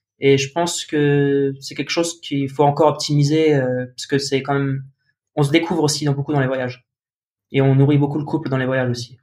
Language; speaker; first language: French; native; French